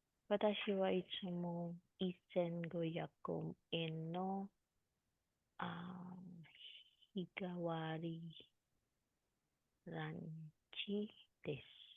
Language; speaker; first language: Japanese; non-native, learner; Filipino